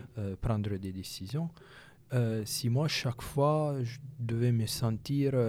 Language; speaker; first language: French; non-native, local second language; Italian